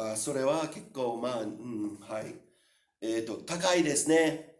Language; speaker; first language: Japanese; non-native, fluent; English